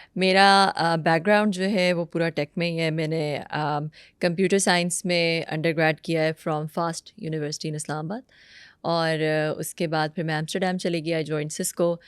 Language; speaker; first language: Urdu; native; Urdu